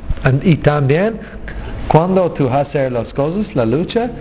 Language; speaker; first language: Spanish; non-native, learner; English